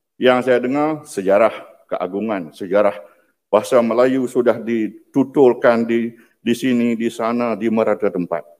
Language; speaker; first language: Malay; non-native, local second language; Iban